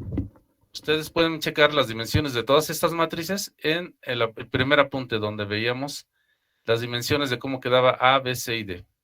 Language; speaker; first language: Spanish; native; Spanish